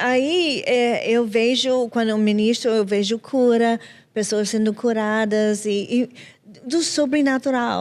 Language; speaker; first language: Portuguese; non-native, fluent; English